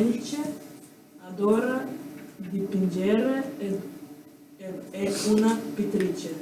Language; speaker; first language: Italian; non-native, learner; Russian